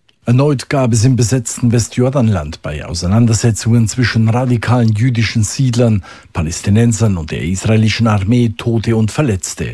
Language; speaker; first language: German; native; German